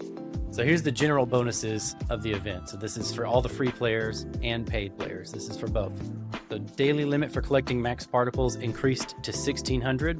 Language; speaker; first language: English; native; English